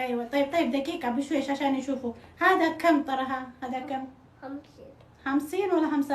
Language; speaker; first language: Arabic; non-native, fluent; Amharic